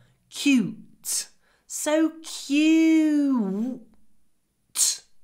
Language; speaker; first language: English; native; English